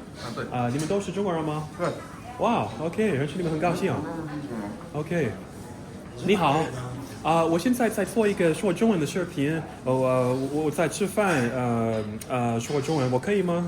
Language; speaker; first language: Chinese; non-native, learner; English